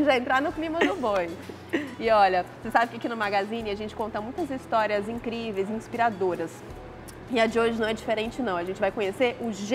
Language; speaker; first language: Portuguese; native; Portuguese